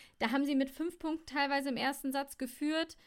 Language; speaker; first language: German; native; German